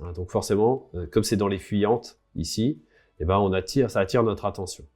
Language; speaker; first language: French; native; French